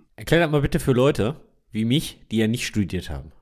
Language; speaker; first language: German; native; German